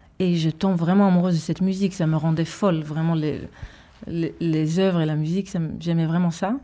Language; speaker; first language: French; early bilingual, heritage; Hebrew